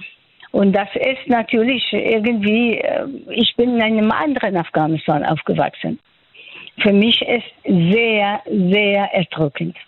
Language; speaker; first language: German; non-native, fluent; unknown